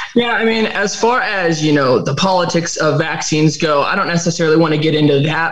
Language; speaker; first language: English; native; English